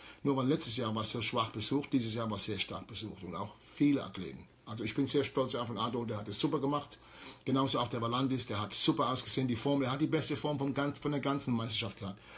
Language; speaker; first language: German; early bilingual, heritage; German